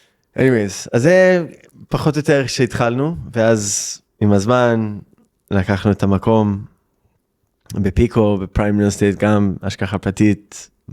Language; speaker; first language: Hebrew; early bilingual, heritage; English